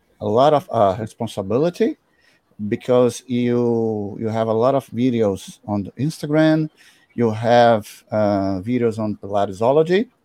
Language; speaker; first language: English; non-native, learner; Portuguese